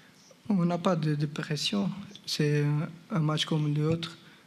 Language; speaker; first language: French; non-native, fluent; Portuguese